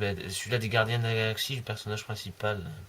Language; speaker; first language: French; native; French